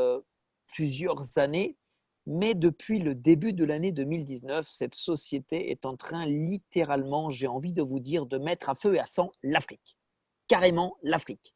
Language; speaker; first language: French; native; French